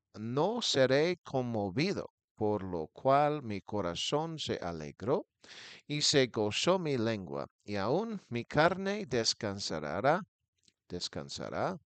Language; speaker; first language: Spanish; non-native, fluent; English